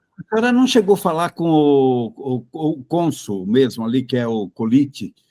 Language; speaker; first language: Portuguese; native; Portuguese